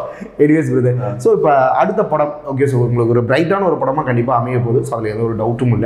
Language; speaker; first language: Tamil; native; Tamil